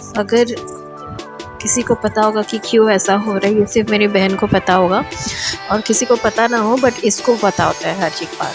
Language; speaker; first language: Hindi; non-native, local second language; Bangla